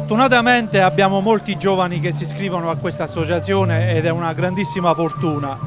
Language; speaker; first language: Italian; native; Italian